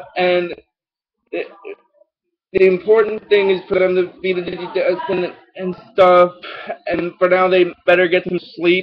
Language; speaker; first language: English; native; English